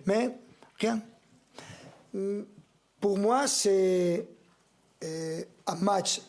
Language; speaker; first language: French; non-native, fluent; Spanish